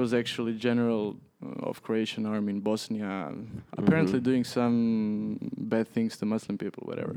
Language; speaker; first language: English; non-native, fluent; Croatian